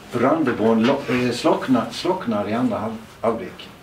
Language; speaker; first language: Swedish; native; Swedish